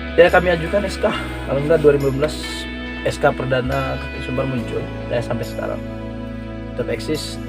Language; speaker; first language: Indonesian; native; Indonesian